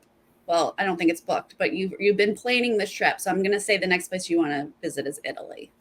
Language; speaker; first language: English; native; English